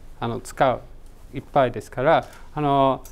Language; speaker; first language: Japanese; non-native, learner; English